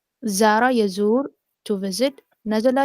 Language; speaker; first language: Arabic; non-native, learner; Urdu